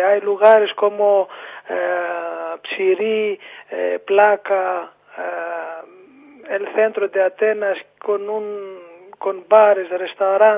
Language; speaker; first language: Spanish; non-native, fluent; Greek